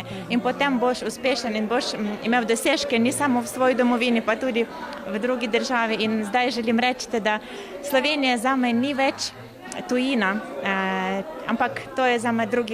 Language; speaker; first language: Slovenian; non-native, fluent; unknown